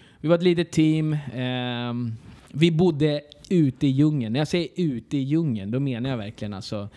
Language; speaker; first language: Swedish; early bilingual, other home language; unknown